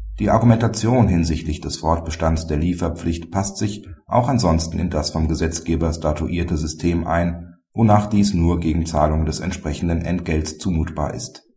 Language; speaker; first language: German; native; German